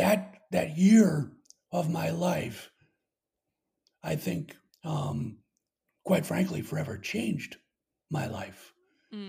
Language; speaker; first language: English; native; English